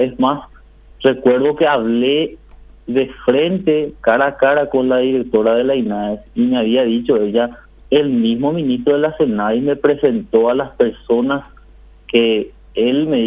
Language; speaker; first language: Spanish; native; Spanish